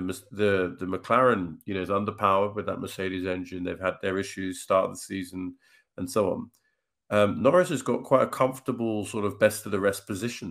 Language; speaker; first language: English; native; English